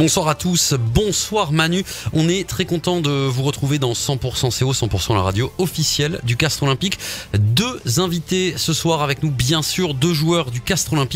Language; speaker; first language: French; native; French